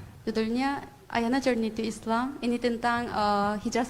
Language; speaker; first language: Indonesian; non-native, fluent; Korean